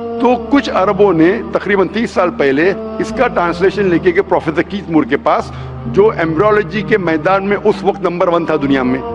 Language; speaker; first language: Hindi; non-native, local second language; Konkani